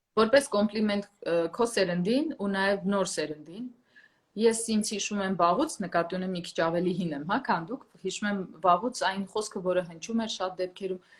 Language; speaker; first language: Armenian; native; Armenian